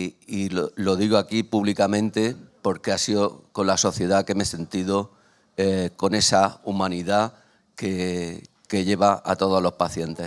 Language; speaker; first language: Spanish; native; Spanish